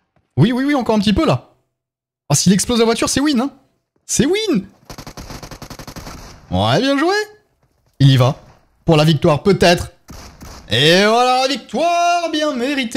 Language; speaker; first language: French; native; French